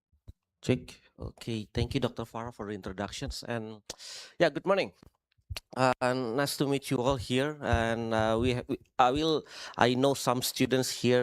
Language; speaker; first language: English; non-native, fluent; Indonesian